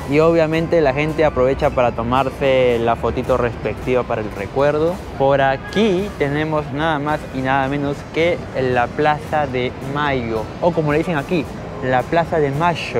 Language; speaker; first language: Spanish; native; Spanish